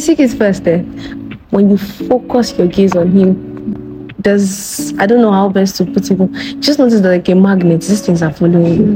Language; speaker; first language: English; non-native, local second language; Yoruba